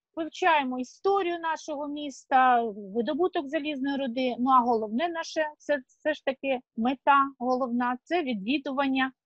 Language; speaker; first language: Ukrainian; non-native, local second language; Russian